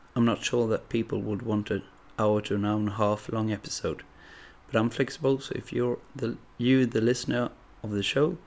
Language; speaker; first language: English; non-native, fluent; Swedish